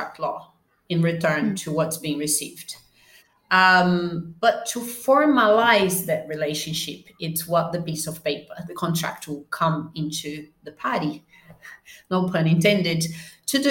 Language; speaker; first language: English; non-native, fluent; Portuguese